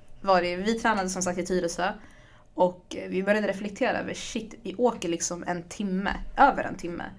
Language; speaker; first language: Swedish; early bilingual, other home language; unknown